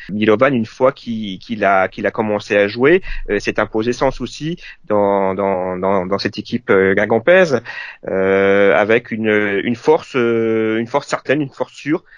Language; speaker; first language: French; native; French